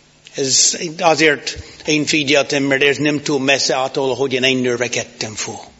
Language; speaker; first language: Hungarian; non-native, fluent; English